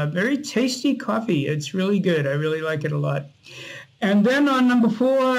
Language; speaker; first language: English; native; English